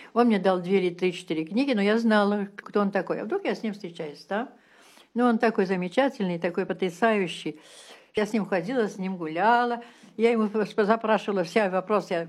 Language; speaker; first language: Russian; early bilingual, heritage; Russian